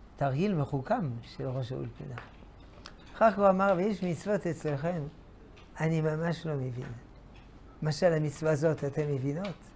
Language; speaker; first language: Hebrew; non-native, fluent; French